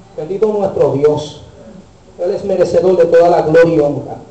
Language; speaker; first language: Spanish; early bilingual, heritage; Spanish